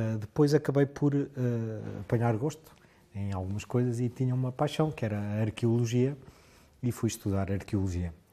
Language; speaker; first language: Portuguese; native; Portuguese